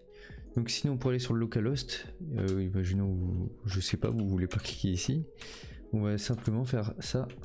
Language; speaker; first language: French; native; French